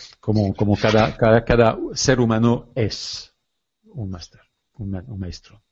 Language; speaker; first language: Spanish; non-native, learner; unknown